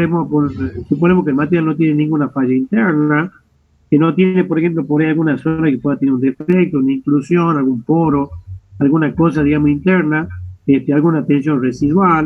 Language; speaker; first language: Spanish; native; Spanish